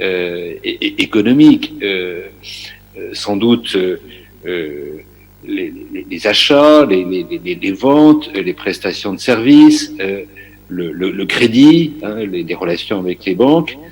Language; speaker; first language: French; native; French